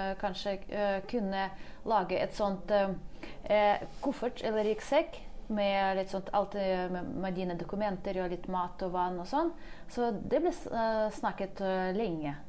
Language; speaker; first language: Norwegian; non-native, fluent; Ukrainian